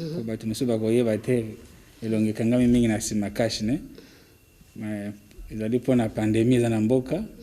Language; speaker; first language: Lingala; non-native, local second language; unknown